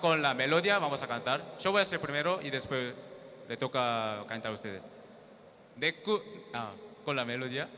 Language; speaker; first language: Spanish; non-native, learner; Korean